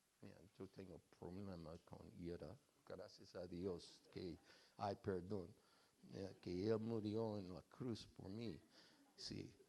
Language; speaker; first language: Spanish; non-native, fluent; English